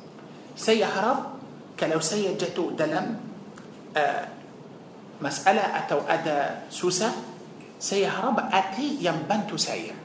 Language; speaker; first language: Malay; non-native, fluent; Arabic